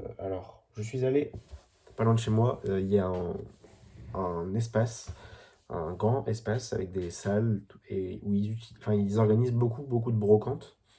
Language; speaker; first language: French; native; French